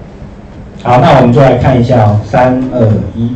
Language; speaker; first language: Chinese; native; Chinese